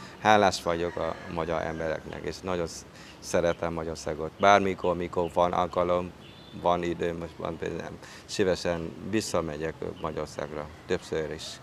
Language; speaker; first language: Hungarian; non-native, fluent; Vietnamese